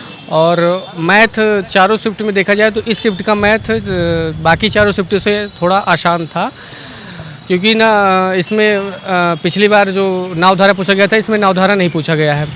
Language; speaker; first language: Hindi; native; Hindi